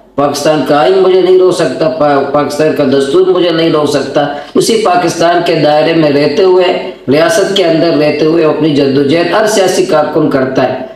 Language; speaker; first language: Urdu; non-native, local second language; Baluchi